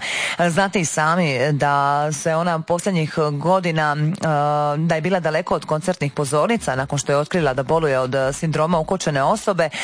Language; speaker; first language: Serbian; native; Serbian